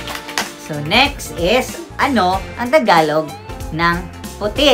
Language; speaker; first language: Filipino; non-native, local second language; Cebuano